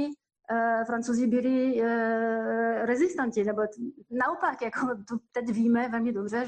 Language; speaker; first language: Czech; non-native, fluent; French